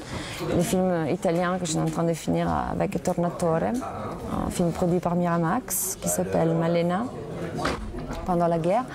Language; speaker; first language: French; non-native, fluent; Italian